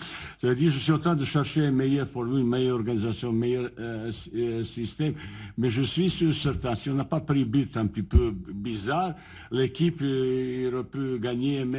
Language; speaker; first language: French; non-native, learner; Bosnian